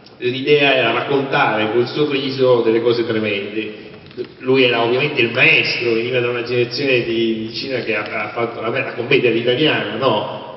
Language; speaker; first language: Italian; native; Italian